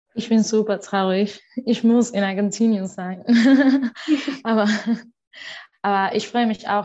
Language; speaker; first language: German; non-native, learner; Spanish